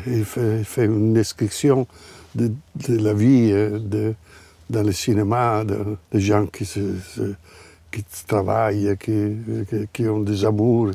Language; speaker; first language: French; non-native, fluent; Italian